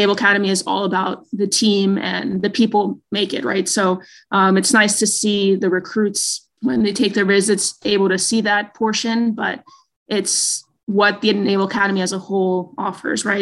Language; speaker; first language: English; native; English